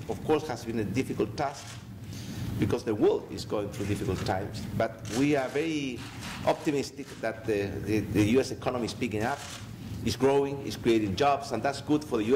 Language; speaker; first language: English; non-native, fluent; Spanish